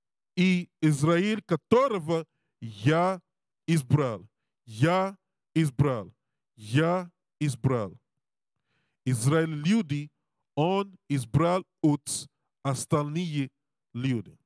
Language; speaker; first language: Russian; non-native, learner; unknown